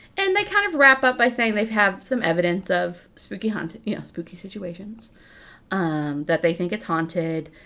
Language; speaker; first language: English; native; English